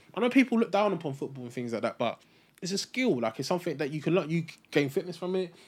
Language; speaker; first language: English; native; English